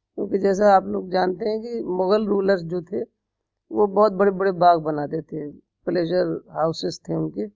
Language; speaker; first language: Urdu; native; Urdu